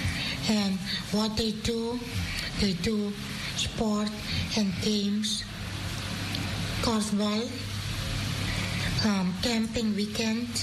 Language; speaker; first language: English; non-native, learner; Dutch